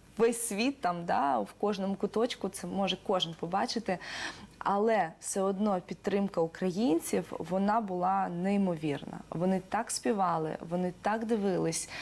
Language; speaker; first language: Ukrainian; non-native, local second language; Russian